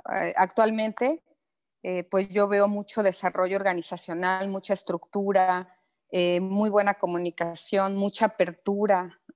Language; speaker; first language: Spanish; native; Spanish